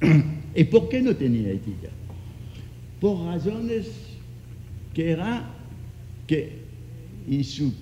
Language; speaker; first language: Spanish; non-native, fluent; French